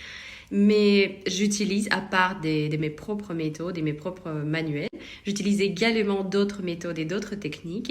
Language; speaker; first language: French; non-native, fluent; Russian